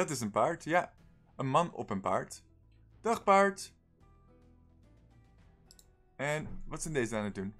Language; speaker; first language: Dutch; non-native, fluent; English